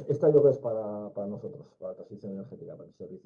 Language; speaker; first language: Spanish; native; Spanish